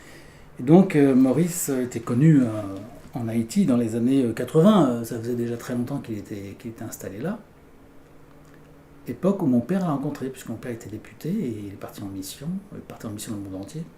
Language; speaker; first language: French; native; French